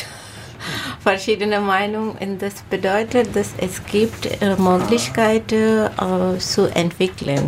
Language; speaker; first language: German; non-native, learner; Bangla